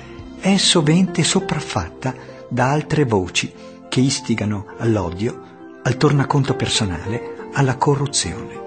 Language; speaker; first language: Italian; native; Italian